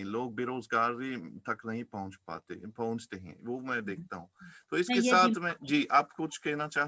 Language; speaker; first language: Hindi; non-native, fluent; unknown